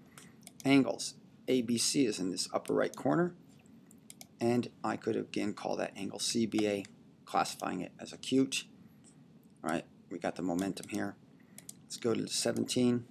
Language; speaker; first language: English; native; English